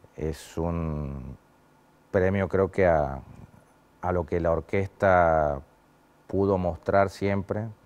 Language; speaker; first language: Spanish; native; Spanish